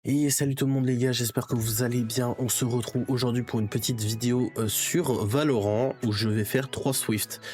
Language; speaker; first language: French; native; French